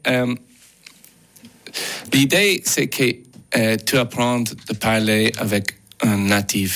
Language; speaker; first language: French; non-native, learner; English